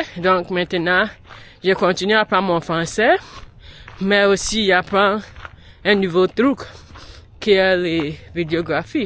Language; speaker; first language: French; non-native, learner; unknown